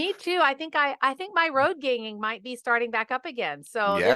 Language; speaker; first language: English; native; English